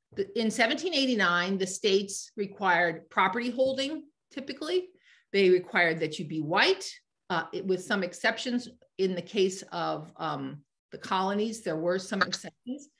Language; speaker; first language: English; native; English